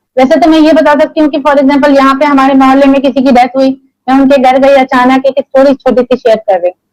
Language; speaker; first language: Urdu; native; Urdu